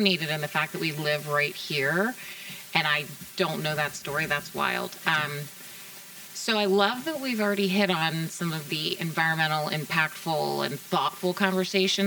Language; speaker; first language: English; native; English